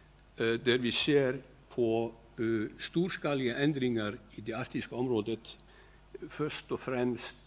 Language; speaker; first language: Swedish; non-native, fluent; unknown